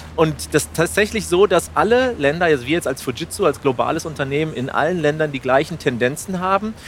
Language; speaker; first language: German; non-native, fluent; Spanish